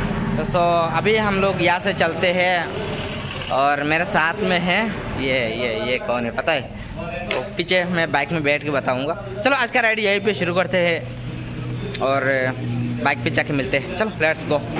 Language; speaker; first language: Hindi; non-native, local second language; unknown